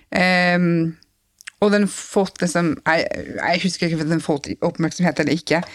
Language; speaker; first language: Norwegian; non-native, fluent; English